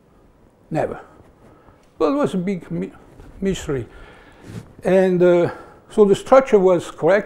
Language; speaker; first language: English; non-native, fluent; French